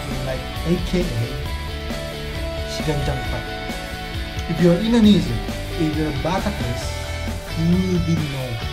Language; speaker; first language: English; non-native, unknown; Indonesian